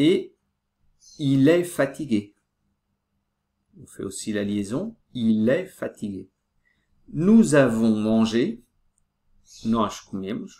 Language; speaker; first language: French; native; French